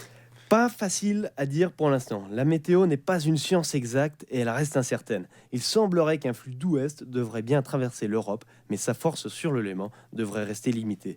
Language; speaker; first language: French; native; French